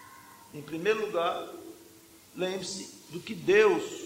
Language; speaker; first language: Portuguese; native; Portuguese